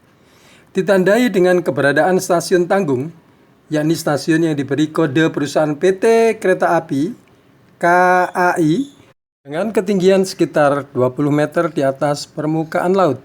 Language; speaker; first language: Indonesian; native; Indonesian